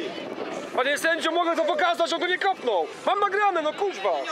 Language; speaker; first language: Polish; native; Polish